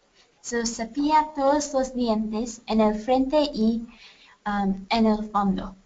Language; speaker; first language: Spanish; non-native, learner; English